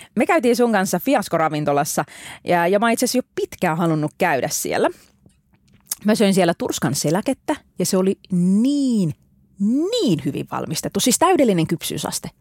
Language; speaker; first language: Finnish; native; Finnish